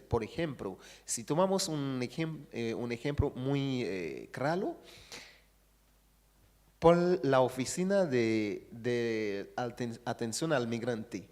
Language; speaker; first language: Spanish; non-native, fluent; Haitian Creole